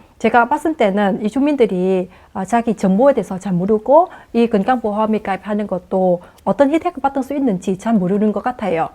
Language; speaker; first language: Korean; non-native, fluent; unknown